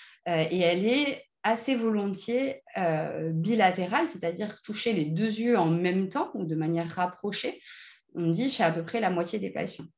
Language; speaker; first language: French; native; French